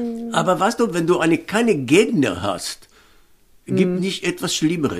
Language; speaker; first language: German; non-native, fluent; Hebrew